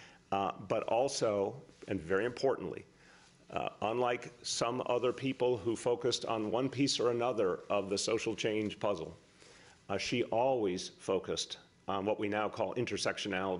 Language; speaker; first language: English; native; English